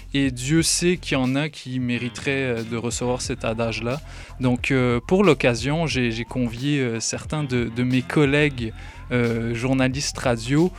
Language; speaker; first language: French; native; French